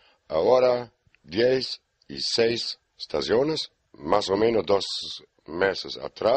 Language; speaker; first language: Spanish; non-native, learner; German